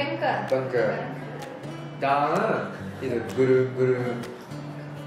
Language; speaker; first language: Indonesian; non-native, learner; Japanese